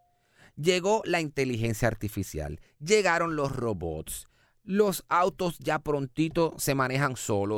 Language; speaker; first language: Spanish; native; Spanish